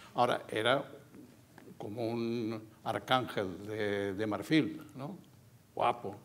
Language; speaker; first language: Spanish; native; Spanish